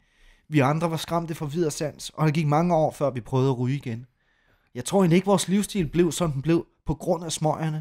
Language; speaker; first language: Danish; native; Danish